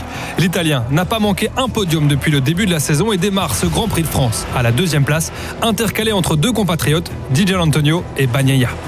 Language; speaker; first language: French; native; French